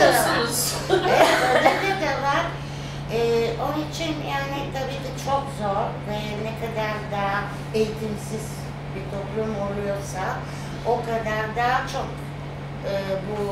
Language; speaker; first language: Turkish; non-native, fluent; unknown